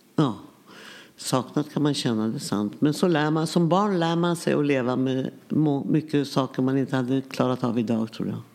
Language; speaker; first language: Swedish; early bilingual, other home language; Yiddish